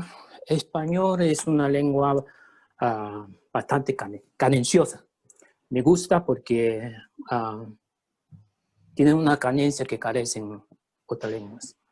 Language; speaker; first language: Spanish; early bilingual, other home language; Chinese